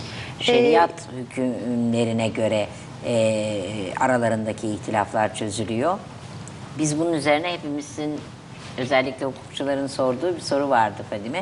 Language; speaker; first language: Turkish; native; Turkish